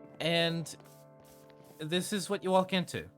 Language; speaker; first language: English; native; English